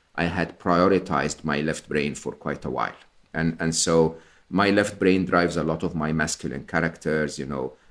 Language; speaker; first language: English; non-native, fluent; Arabic